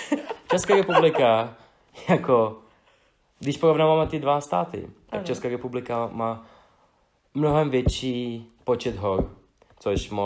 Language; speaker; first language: Czech; non-native, fluent; Russian